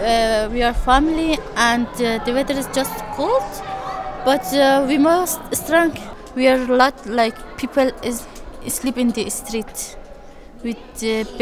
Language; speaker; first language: English; non-native, learner; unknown